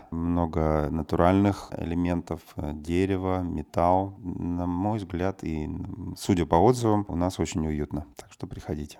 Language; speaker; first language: Russian; native; Russian